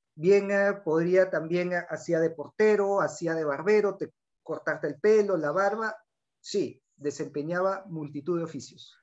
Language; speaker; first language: Spanish; native; Spanish